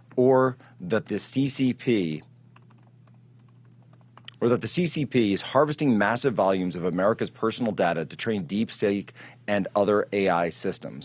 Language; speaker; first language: English; native; English